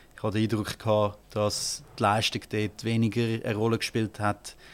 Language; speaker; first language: German; native; German